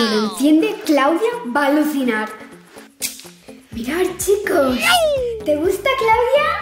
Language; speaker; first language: Spanish; native; Spanish